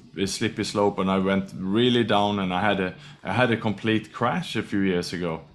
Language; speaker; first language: English; non-native, fluent; Swedish